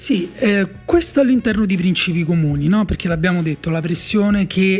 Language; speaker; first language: Italian; native; Italian